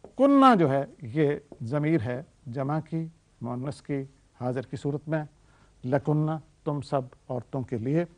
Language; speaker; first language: Urdu; native; Urdu